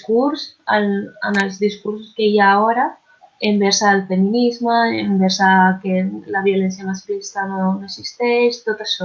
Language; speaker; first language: Catalan; non-native, local second language; Spanish